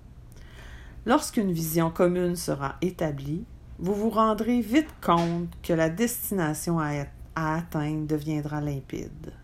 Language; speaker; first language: French; native; French